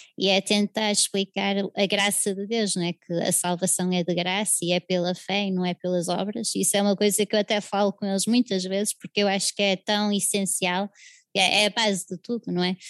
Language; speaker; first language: Portuguese; early bilingual, other home language; English